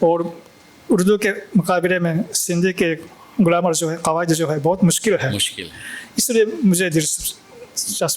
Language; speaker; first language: Hindi; non-native, fluent; Japanese